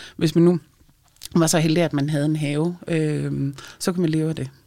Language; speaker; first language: Danish; early bilingual, other home language; Lithuanian